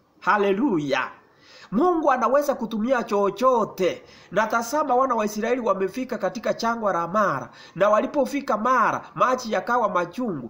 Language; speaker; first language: Swahili; non-native, local second language; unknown